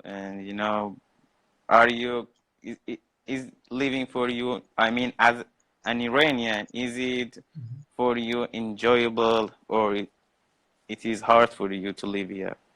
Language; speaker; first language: English; non-native, learner; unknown